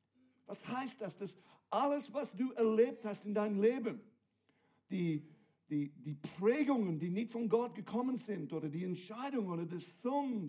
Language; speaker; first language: German; non-native, fluent; English